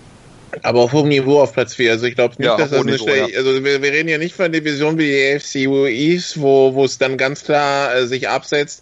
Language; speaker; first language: German; native; German